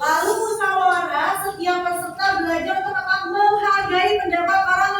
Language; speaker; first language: Indonesian; native; Indonesian